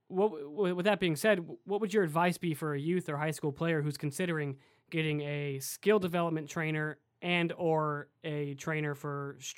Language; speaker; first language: English; native; English